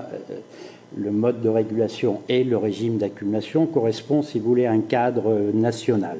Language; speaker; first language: French; native; French